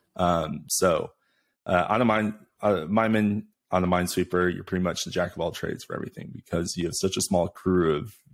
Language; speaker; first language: English; native; English